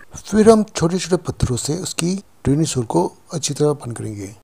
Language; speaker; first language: Hindi; non-native, local second language; Nepali